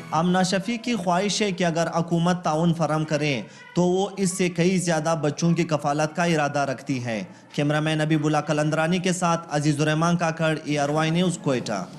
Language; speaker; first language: Urdu; native; Urdu